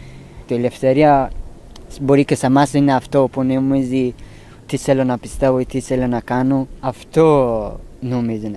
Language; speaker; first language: Greek; non-native, learner; Persian